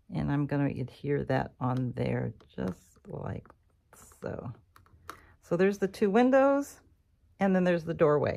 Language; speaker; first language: English; native; English